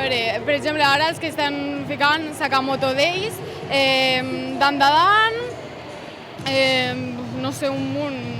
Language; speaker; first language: Catalan; non-native, local second language; Spanish